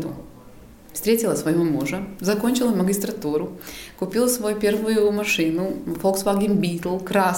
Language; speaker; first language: Russian; non-native, local second language; Latvian